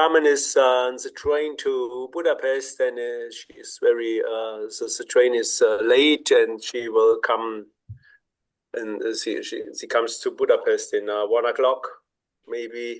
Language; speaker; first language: English; non-native, learner; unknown